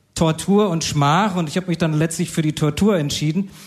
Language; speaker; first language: German; native; German